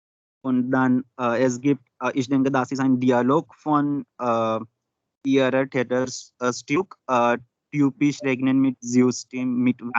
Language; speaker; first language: German; non-native, learner; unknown